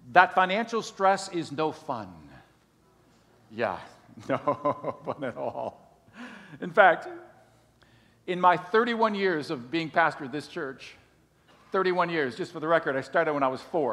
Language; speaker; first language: English; native; English